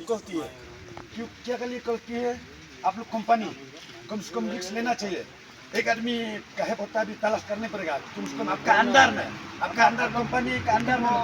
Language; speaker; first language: Hindi; non-native, local second language; Khasi